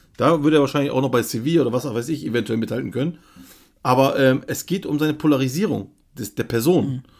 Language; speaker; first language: German; early bilingual, other home language; Turkish